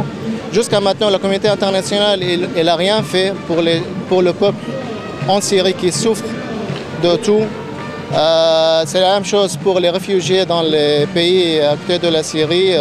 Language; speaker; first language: French; non-native, fluent; Arabic